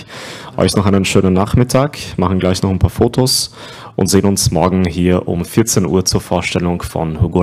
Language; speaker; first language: German; native; German